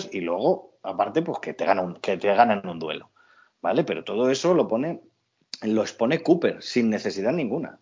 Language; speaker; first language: Spanish; native; Spanish